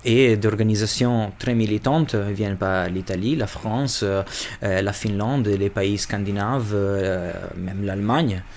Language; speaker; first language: French; non-native, fluent; Albanian